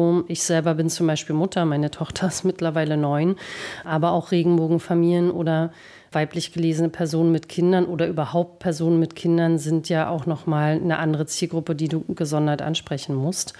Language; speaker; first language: German; native; German